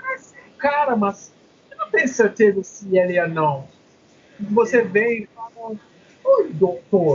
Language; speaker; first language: Portuguese; non-native, learner; English